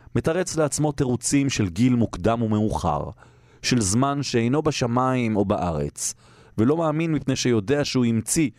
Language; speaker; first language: Hebrew; native; Hebrew